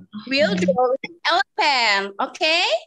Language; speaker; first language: English; non-native, local second language; Indonesian